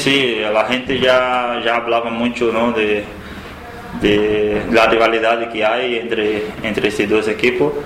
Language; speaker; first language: Spanish; non-native, learner; Portuguese